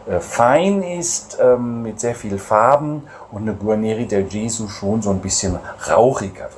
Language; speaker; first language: German; native; German